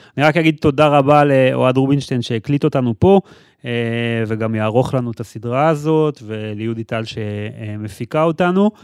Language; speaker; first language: Hebrew; native; Hebrew